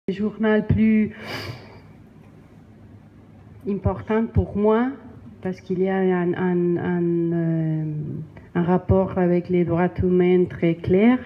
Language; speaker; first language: French; non-native, learner; Spanish